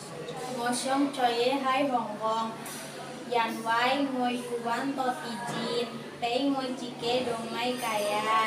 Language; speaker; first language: Cantonese; non-native, learner; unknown